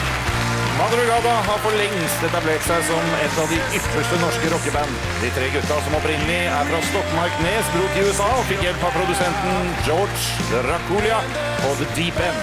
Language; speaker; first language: Norwegian; native; Norwegian